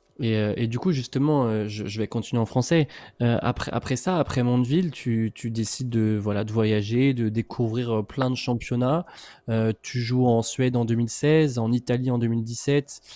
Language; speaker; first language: French; native; French